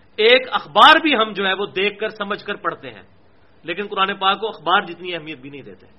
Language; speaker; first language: Urdu; non-native, local second language; Punjabi